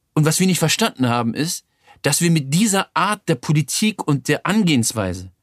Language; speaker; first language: German; native; German